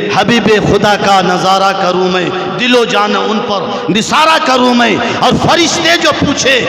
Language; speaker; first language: Urdu; non-native, local second language; Bangla